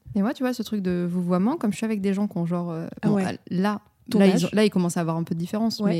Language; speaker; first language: French; native; French